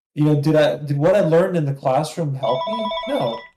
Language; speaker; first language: English; non-native, fluent; Hebrew